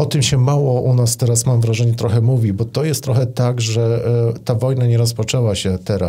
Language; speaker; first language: Polish; native; Polish